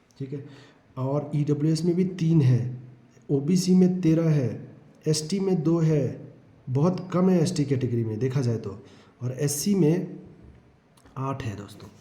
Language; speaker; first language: Hindi; non-native, local second language; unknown